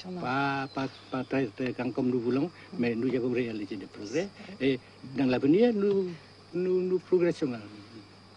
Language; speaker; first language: French; non-native, local second language; Vietnamese